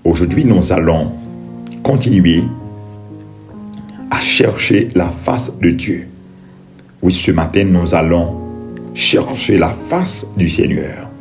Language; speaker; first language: French; non-native, local second language; Haitian Creole